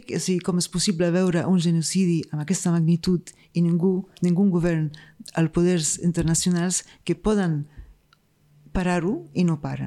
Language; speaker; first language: Catalan; non-native, fluent; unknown